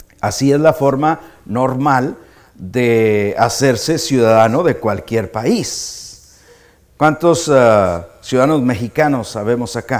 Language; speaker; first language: Spanish; native; Spanish